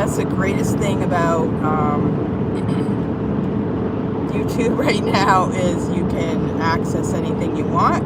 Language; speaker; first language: English; native; English